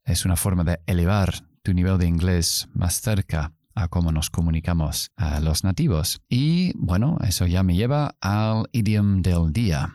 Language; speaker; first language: Spanish; non-native, fluent; English